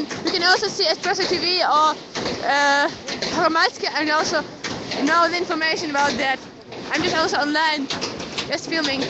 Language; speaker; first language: English; non-native, fluent; Ukrainian